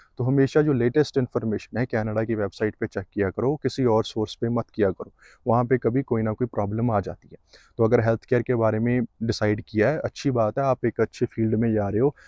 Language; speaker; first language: Hindi; non-native, local second language; Punjabi